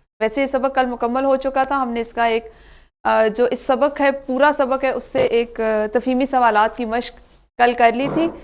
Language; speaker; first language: Urdu; native; Urdu